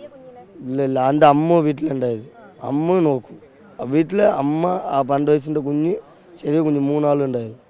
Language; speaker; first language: Malayalam; non-native, local second language; Tamil